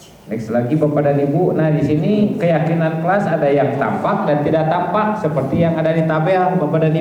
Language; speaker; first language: Indonesian; native; Indonesian